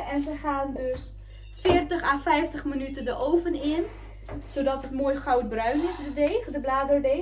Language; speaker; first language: Dutch; native; Dutch